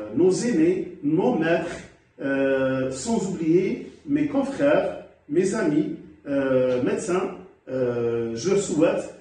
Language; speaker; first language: French; non-native, local second language; Arabic